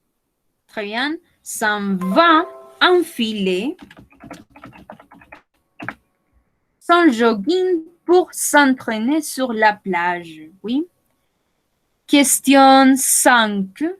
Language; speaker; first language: French; non-native, fluent; Spanish